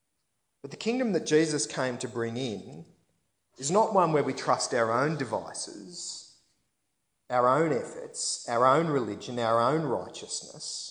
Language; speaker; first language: English; native; English